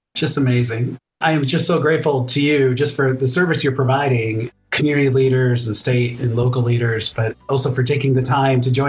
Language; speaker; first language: English; native; English